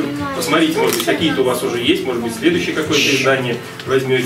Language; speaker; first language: Russian; native; Russian